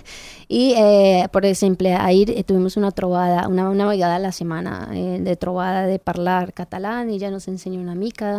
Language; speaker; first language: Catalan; non-native, learner; Spanish